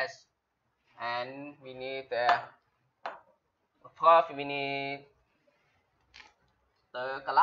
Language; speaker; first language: English; non-native, learner; Chinese